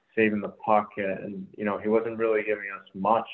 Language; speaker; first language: English; native; English